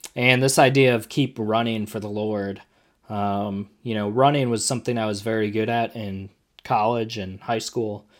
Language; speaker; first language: English; native; English